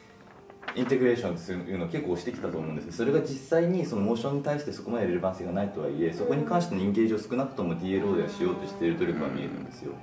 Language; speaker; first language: Japanese; native; Japanese